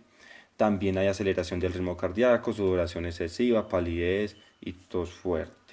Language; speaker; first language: Spanish; native; Spanish